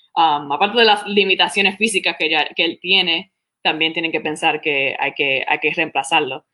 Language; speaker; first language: Spanish; early bilingual, heritage; Spanish